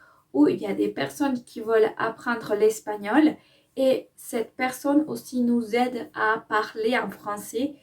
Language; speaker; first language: French; non-native, fluent; Spanish